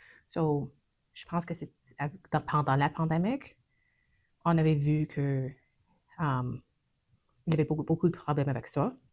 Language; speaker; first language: French; non-native, fluent; English